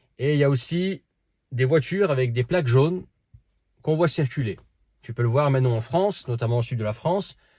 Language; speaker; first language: French; early bilingual, other home language; Dutch